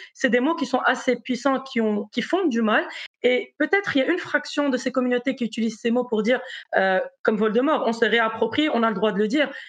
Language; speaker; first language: French; non-native, local second language; Arabic